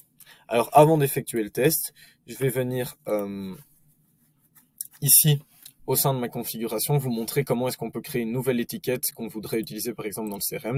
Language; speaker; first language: French; native; French